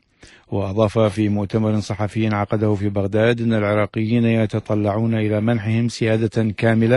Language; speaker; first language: Arabic; native; Arabic